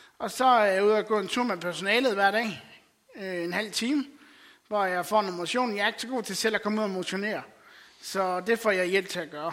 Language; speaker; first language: Danish; native; Danish